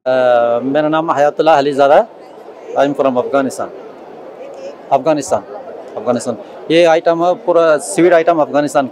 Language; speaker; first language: Hindi; non-native, learner; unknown